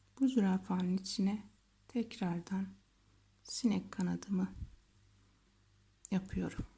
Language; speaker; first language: Turkish; native; Turkish